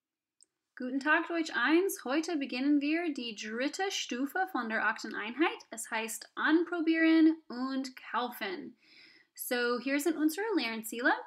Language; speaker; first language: German; non-native, fluent; English